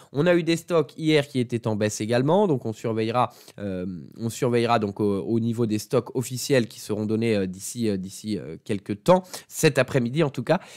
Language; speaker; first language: French; native; French